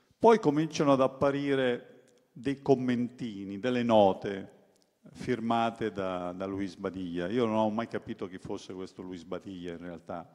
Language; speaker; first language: Italian; native; Italian